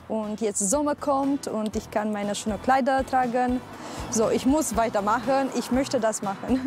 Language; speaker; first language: German; non-native, learner; Romanian